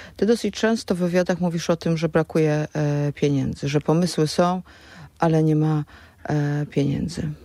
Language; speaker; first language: Polish; native; Polish